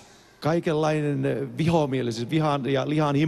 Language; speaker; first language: Finnish; native; Finnish